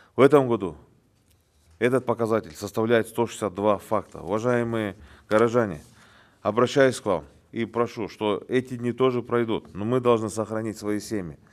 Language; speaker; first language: Russian; non-native, local second language; Kyrgyz